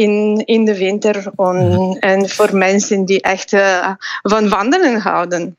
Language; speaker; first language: Dutch; non-native, fluent; Bulgarian